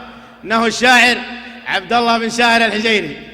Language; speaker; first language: Arabic; native; Arabic